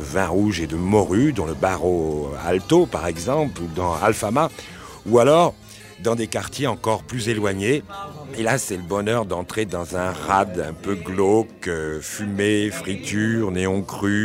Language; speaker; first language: French; native; French